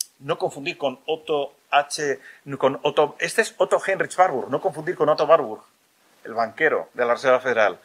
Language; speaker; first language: Spanish; native; Spanish